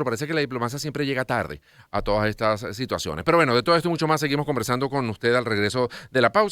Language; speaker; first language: Spanish; native; Spanish